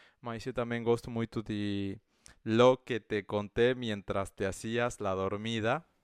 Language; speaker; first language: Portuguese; non-native, fluent; Spanish